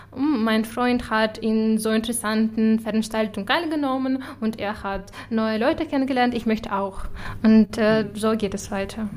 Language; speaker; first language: German; non-native, fluent; Ukrainian